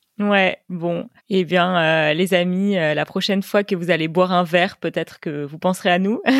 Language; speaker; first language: French; native; French